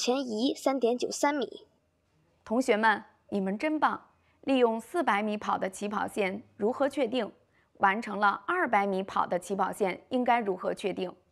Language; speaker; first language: Chinese; native; Chinese